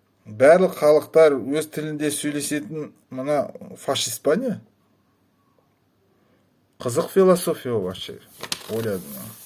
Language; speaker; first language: Kazakh; non-native, local second language; Russian